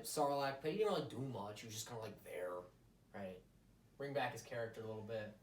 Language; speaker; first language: English; native; English